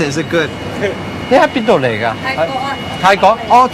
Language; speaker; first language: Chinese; early bilingual, heritage; Chinese